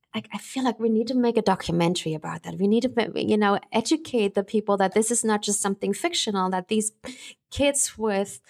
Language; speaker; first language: English; non-native, fluent; German